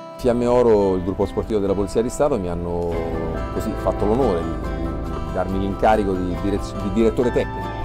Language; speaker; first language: Italian; native; Italian